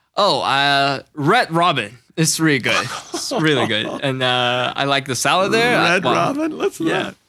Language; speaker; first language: English; non-native, learner; Chinese